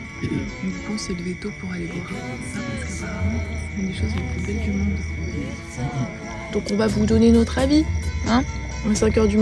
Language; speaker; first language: French; native; French